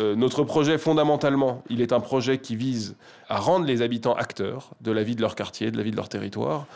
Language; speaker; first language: French; native; French